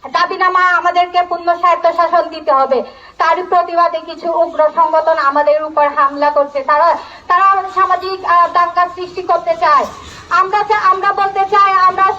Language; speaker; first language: Bangla; non-native, local second language; Chakma